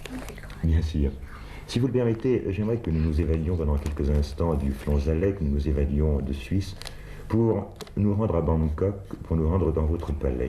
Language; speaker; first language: French; native; French